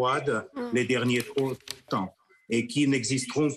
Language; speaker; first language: French; non-native, fluent; Russian